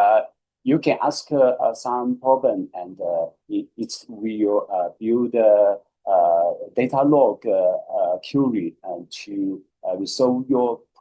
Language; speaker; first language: English; non-native, learner; Chinese